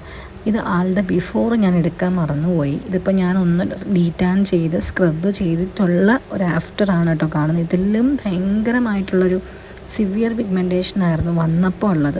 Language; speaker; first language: Malayalam; native; Malayalam